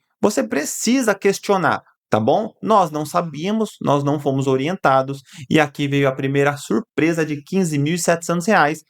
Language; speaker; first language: Portuguese; native; Portuguese